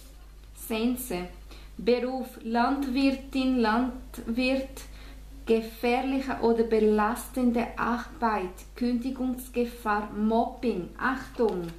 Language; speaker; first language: German; non-native, fluent; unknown